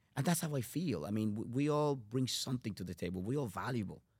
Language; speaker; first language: English; non-native, fluent; Spanish